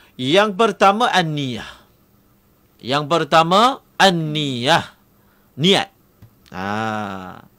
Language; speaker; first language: Malay; native; Malay